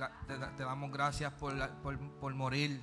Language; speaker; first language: Spanish; early bilingual, heritage; Spanish